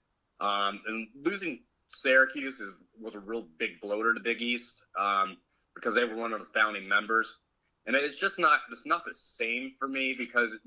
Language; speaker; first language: English; native; English